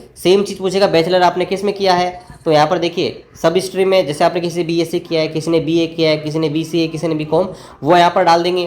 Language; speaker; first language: Hindi; native; Hindi